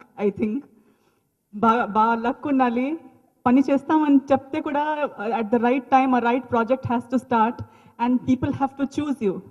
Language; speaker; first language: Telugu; non-native, learner; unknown